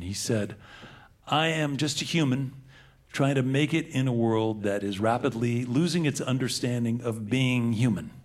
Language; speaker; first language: English; native; English